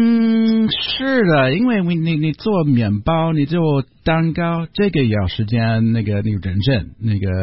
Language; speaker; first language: Chinese; non-native, learner; English